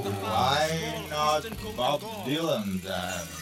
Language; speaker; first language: English; non-native, learner; Slovenian